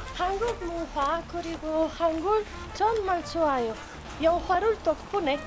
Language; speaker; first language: Korean; non-native, learner; Spanish